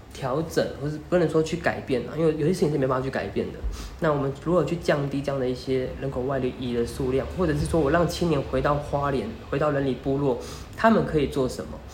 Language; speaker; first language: Chinese; native; Chinese